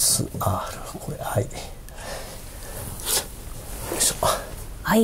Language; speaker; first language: Japanese; native; Japanese